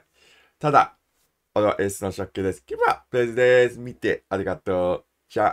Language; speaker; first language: Japanese; non-native, learner; English